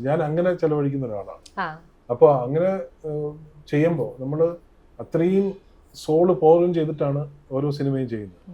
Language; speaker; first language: Malayalam; native; Malayalam